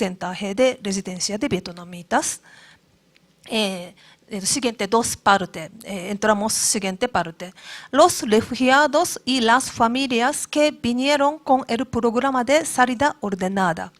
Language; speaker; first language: Spanish; non-native, learner; Japanese